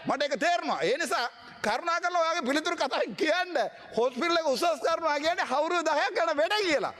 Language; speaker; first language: Sinhala; non-native, local second language; Tamil